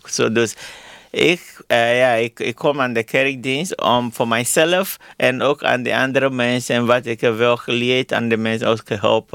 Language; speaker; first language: Dutch; non-native, learner; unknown